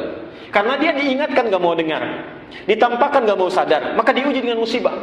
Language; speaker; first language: Indonesian; native; Indonesian